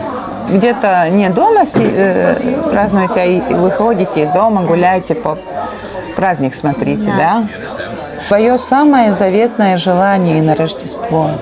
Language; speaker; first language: Russian; non-native, local second language; Latvian